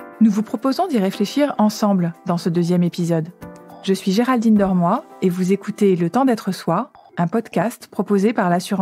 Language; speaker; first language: French; native; French